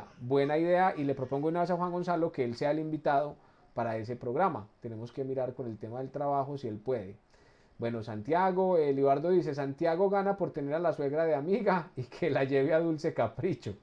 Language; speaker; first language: Spanish; native; Spanish